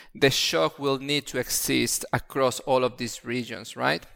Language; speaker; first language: English; non-native, fluent; Spanish